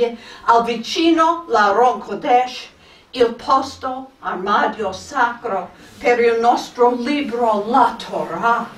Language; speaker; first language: Italian; non-native, fluent; English